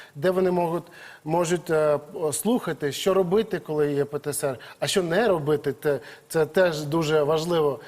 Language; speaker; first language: Ukrainian; native; Ukrainian